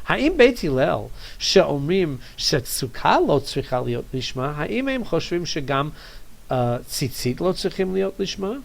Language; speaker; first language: Hebrew; non-native, fluent; English